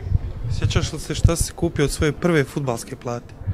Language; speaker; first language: Croatian; native; Croatian